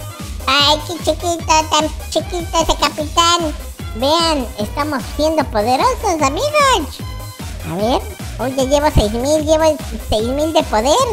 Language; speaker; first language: Spanish; native; Spanish